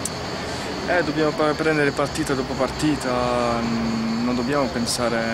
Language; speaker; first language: Italian; non-native, fluent; French